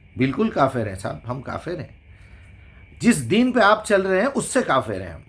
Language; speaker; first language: Urdu; native; Urdu